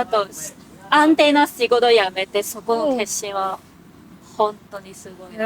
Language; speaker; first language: Japanese; non-native, learner; Cantonese